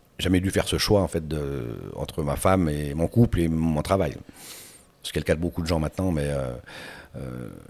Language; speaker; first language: French; native; French